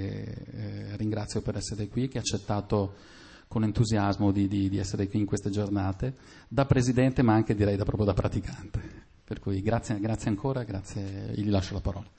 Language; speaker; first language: Italian; native; Italian